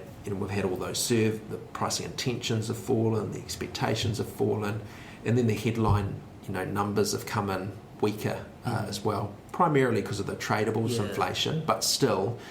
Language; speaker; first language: English; native; English